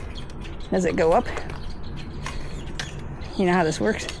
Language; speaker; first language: English; native; English